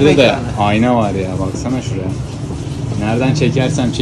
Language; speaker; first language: Turkish; native; Turkish